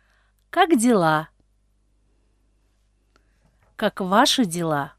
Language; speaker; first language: Russian; non-native, local second language; Tajik